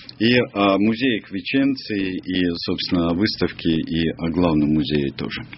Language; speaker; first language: Russian; native; Russian